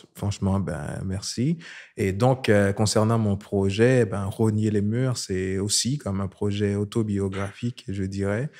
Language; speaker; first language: French; non-native, local second language; Haitian Creole